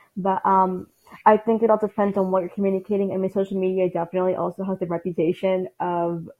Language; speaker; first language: English; early bilingual, other home language; Tamil